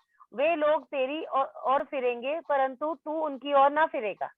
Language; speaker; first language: Hindi; native; Hindi